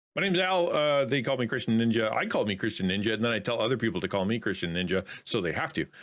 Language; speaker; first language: English; native; English